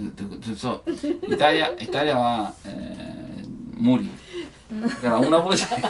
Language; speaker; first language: Japanese; non-native, learner; Italian